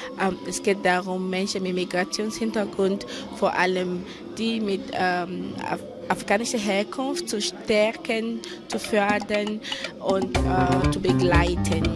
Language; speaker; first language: German; non-native, fluent; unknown